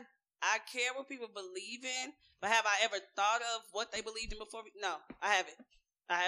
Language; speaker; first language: English; native; English